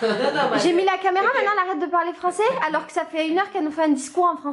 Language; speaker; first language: French; native; French